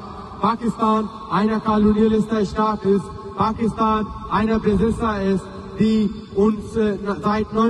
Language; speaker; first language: German; non-native, learner; Baluchi